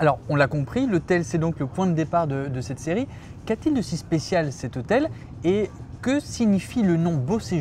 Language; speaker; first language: French; native; French